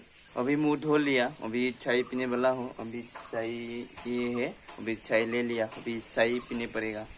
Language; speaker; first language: Hindi; non-native, local second language; Assamese